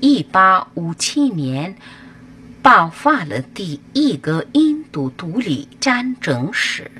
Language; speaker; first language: Chinese; non-native, fluent; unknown